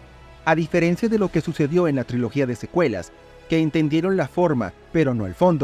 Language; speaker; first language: Spanish; native; Spanish